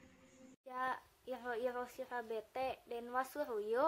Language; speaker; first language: Japanese; non-native, learner; Indonesian